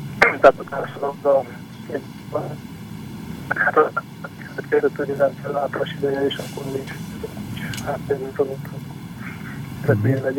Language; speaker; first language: Hungarian; native; Hungarian